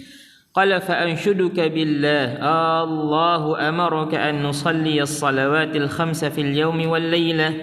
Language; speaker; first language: Arabic; non-native, fluent; Malay